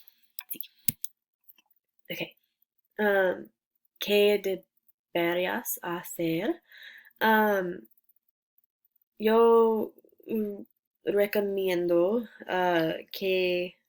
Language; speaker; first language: Spanish; non-native, learner; English